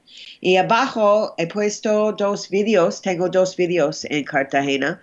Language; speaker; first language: Spanish; non-native, fluent; English